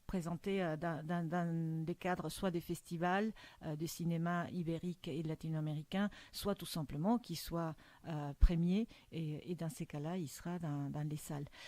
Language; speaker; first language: French; non-native, fluent; Spanish